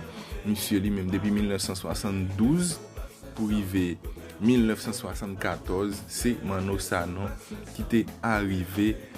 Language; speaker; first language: French; non-native, learner; Haitian Creole